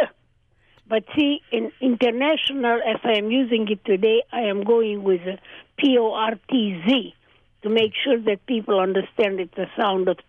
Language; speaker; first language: English; non-native, fluent; Hungarian